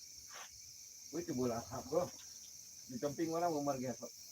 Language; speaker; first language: Hindi; non-native, local second language; Khasi